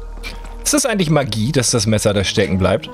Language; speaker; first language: German; native; German